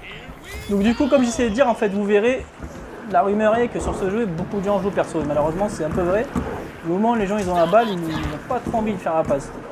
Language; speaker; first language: French; native; French